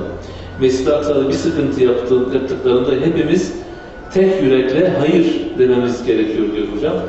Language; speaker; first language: Turkish; native; Turkish